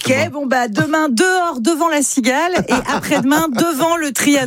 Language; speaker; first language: French; native; French